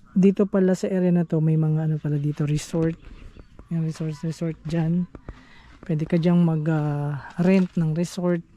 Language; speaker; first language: Filipino; native; Filipino